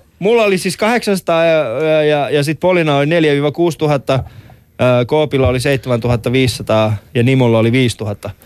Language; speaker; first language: Finnish; early bilingual, other home language; Persian